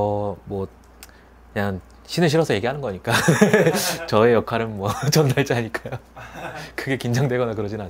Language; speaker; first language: Korean; native; Korean